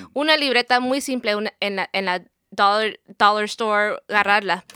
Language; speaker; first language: Spanish; early bilingual, heritage; Spanish